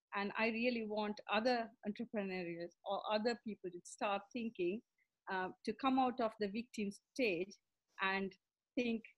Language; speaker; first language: English; non-native, local second language; Tamil